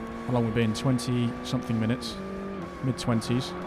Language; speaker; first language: English; native; English